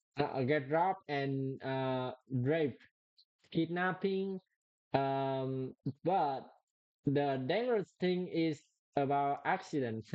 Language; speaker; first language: English; non-native, learner; Vietnamese